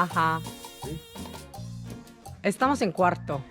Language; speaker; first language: Spanish; non-native, fluent; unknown